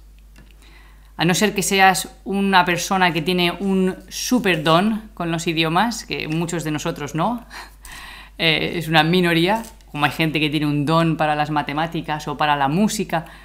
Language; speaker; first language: Spanish; native; Spanish